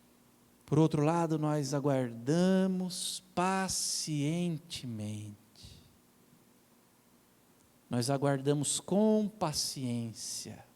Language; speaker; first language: Portuguese; native; Portuguese